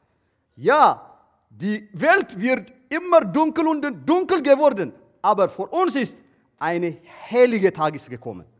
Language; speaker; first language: German; non-native, learner; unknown